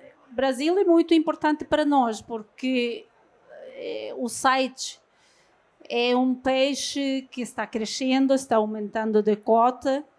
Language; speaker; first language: Portuguese; non-native, fluent; Norwegian